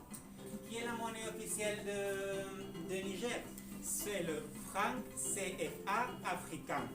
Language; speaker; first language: French; non-native, learner; Spanish